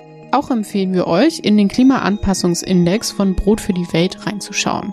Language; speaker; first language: German; native; German